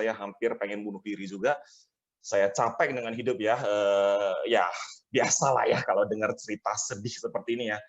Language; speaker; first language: Indonesian; native; Indonesian